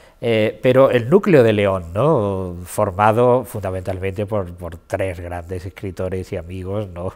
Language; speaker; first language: Spanish; native; Spanish